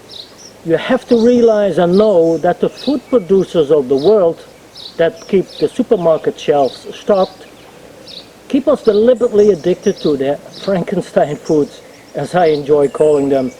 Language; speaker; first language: English; non-native, fluent; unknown